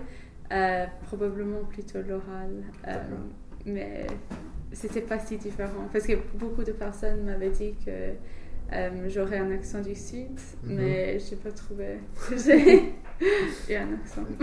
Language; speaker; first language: French; non-native, fluent; English